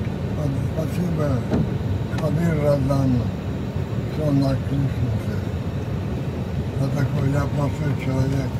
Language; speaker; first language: Russian; non-native, local second language; Chechen